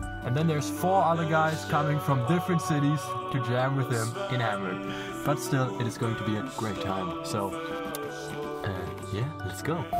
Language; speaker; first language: English; non-native, fluent; German